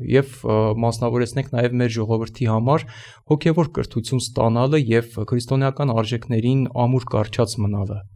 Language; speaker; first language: Armenian; native; Armenian